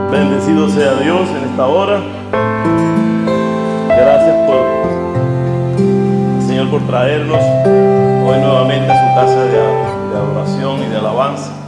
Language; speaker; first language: Spanish; native; Spanish